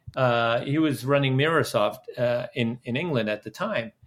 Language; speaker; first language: English; early bilingual, other home language; Dutch